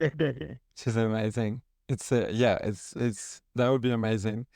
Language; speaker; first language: English; non-native, fluent; French